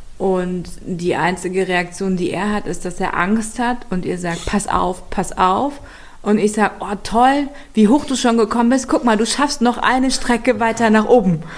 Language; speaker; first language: German; native; German